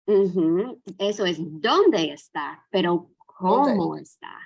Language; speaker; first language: Spanish; non-native, fluent; English